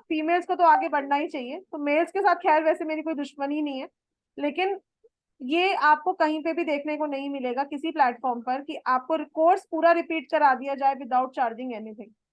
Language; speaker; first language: Hindi; native; Hindi